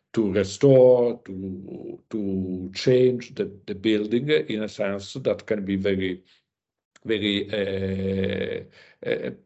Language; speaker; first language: English; non-native, learner; Italian